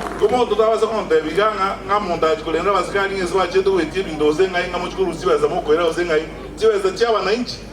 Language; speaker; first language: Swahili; non-native, local second language; Gusii